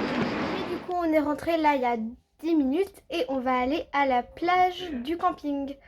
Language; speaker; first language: French; native; French